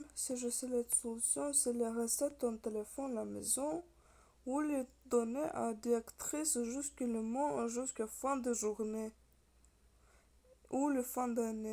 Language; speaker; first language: French; non-native, learner; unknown